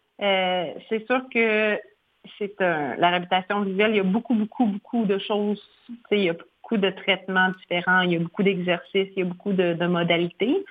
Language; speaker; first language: French; native; French